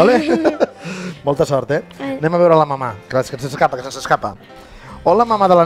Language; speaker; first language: Catalan; native; Catalan